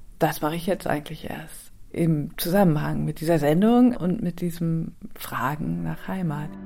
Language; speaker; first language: German; native; German